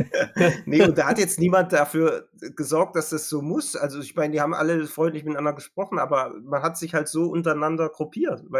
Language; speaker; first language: German; native; German